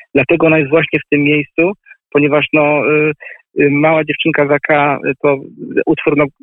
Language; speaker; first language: Polish; native; Polish